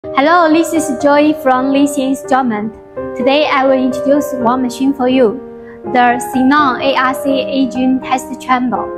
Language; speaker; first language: English; non-native, learner; Chinese